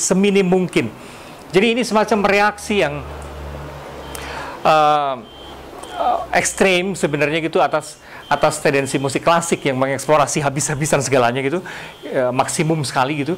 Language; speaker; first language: Indonesian; native; Indonesian